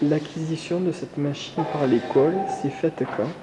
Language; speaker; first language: French; native; French